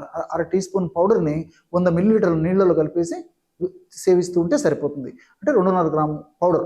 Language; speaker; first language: Telugu; native; Telugu